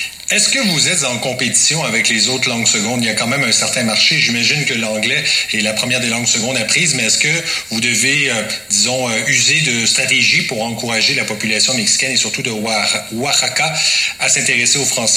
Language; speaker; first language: French; native; French